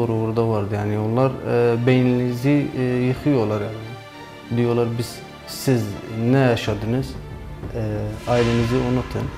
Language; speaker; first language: Turkish; non-native, learner; Kurdish